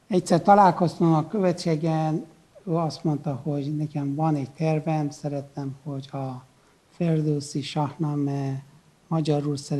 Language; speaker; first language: Hungarian; non-native, learner; Persian